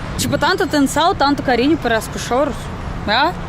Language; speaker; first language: Portuguese; non-native, fluent; Russian